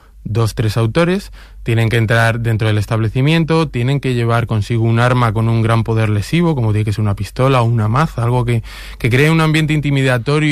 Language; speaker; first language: Spanish; native; Spanish